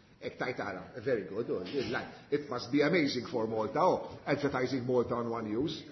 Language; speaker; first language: English; non-native, local second language; Maltese